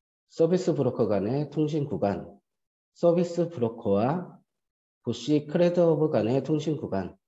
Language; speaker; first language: Korean; native; Korean